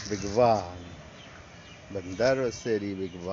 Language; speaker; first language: English; non-native, learner; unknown